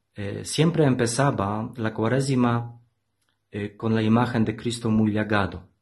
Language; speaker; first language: Spanish; non-native, learner; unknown